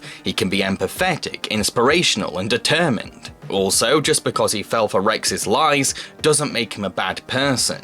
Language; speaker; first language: English; native; English